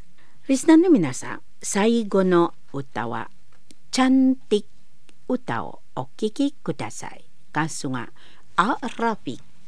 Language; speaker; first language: Japanese; non-native, learner; Indonesian